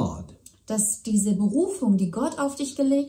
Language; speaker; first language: German; native; German